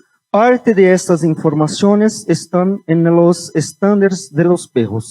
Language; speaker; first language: Spanish; non-native, fluent; Portuguese